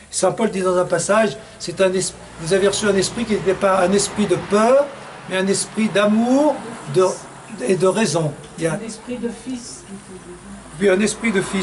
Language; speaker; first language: French; native; French